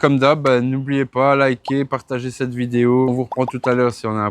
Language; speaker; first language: French; native; French